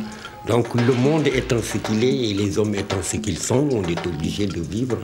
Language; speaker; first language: French; non-native, local second language; Wolof